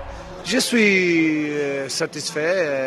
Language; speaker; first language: French; non-native, fluent; Portuguese